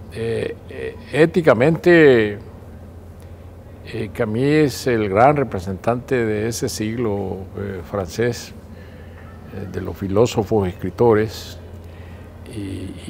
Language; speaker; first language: Spanish; native; Spanish